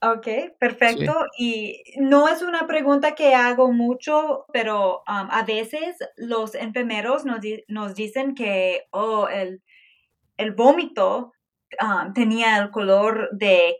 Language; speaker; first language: Spanish; non-native, fluent; English